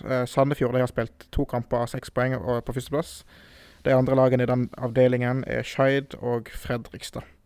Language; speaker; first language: Norwegian; native; Norwegian